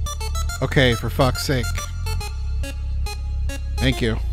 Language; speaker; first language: English; native; English